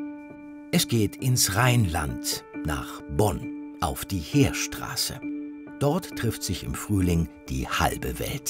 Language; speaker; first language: German; native; German